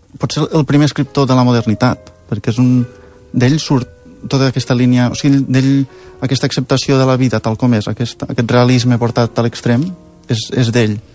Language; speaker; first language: Catalan; native; Catalan